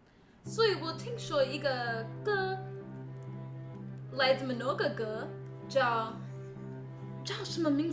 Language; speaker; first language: Chinese; non-native, learner; English